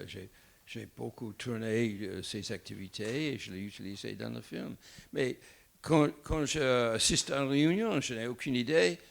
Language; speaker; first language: French; non-native, fluent; English